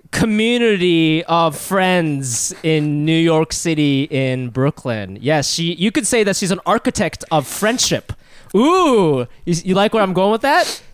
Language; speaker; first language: English; early bilingual, other home language; Japanese